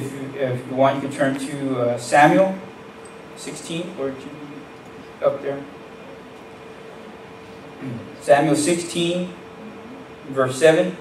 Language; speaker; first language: English; native; English